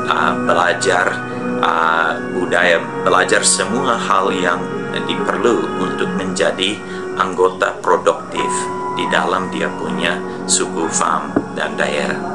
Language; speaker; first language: Indonesian; non-native, fluent; English